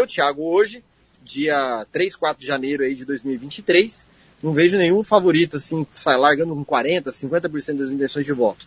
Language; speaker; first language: Portuguese; native; Portuguese